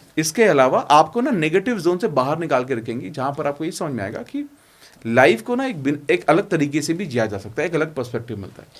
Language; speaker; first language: Hindi; native; Hindi